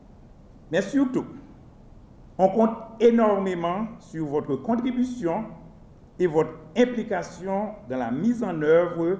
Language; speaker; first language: French; non-native, local second language; Haitian Creole